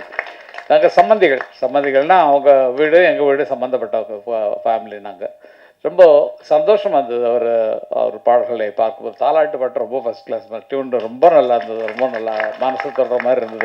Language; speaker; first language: Tamil; native; Tamil